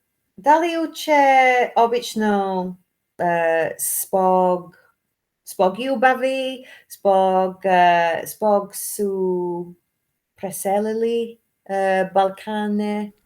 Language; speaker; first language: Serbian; non-native, learner; English